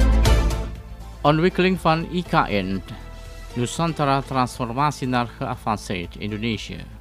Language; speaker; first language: Dutch; non-native, fluent; Indonesian